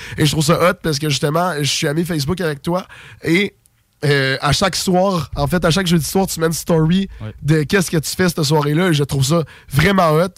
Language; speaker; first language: French; native; French